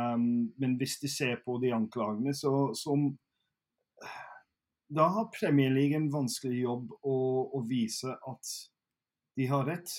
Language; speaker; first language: Norwegian; non-native, fluent; English